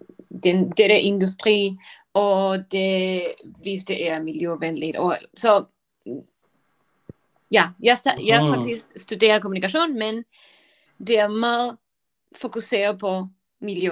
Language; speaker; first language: Danish; non-native, learner; Spanish